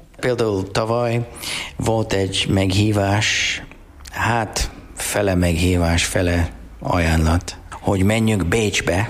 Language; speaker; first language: Hungarian; non-native, learner; English